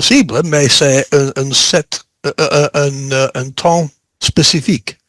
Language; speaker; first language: French; non-native, learner; English